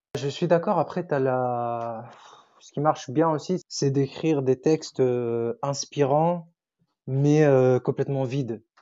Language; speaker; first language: French; non-native, local second language; Arabic